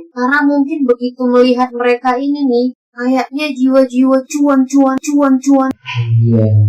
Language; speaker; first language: Indonesian; native; Indonesian